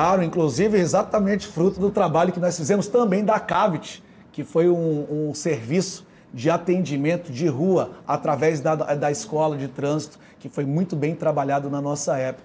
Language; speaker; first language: Portuguese; native; Portuguese